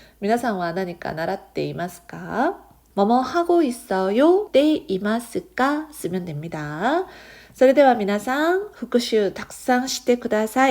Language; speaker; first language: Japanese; non-native, fluent; Korean